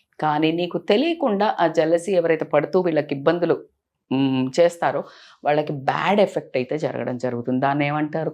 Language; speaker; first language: Telugu; native; Telugu